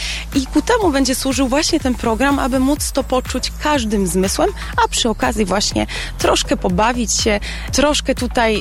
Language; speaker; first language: Polish; native; Polish